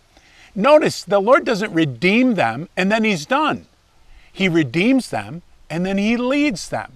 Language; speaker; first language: English; native; English